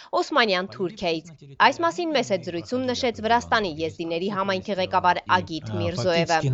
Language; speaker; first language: Armenian; native; Armenian